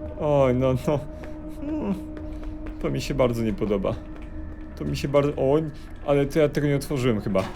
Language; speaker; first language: Polish; native; Polish